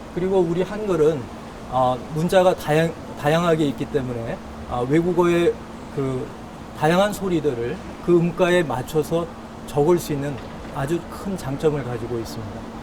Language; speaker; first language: Korean; native; Korean